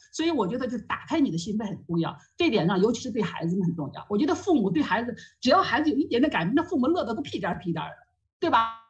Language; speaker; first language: Chinese; native; Chinese